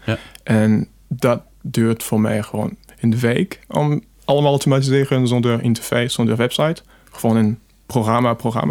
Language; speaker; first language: Dutch; non-native, fluent; French